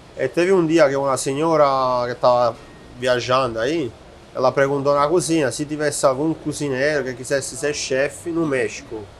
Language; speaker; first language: Portuguese; non-native, fluent; Italian